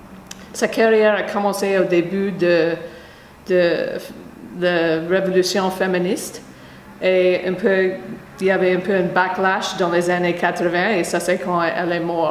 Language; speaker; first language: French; non-native, fluent; English